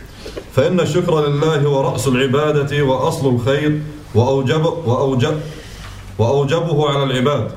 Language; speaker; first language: Arabic; native; Arabic